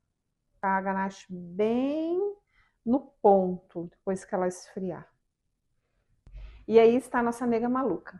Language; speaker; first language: Portuguese; native; Portuguese